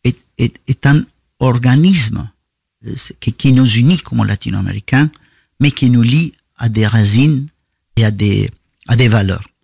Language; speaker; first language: French; non-native, fluent; Spanish